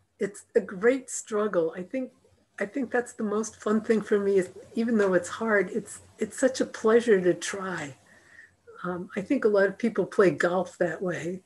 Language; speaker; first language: English; native; English